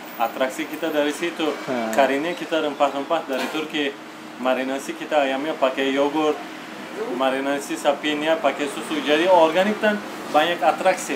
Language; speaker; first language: Indonesian; non-native, fluent; Turkish